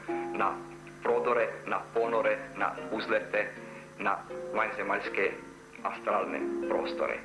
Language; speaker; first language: Croatian; native; Croatian